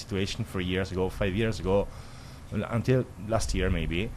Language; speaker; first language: English; non-native, learner; Italian